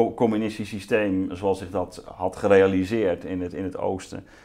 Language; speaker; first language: Dutch; native; Dutch